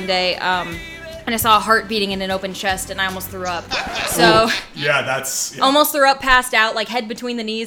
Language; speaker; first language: English; native; English